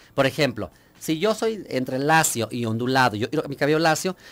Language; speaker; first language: Spanish; native; Spanish